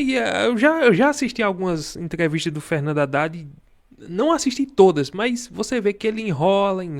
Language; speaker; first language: Portuguese; native; Portuguese